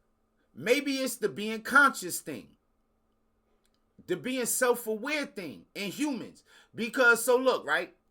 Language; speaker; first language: English; native; English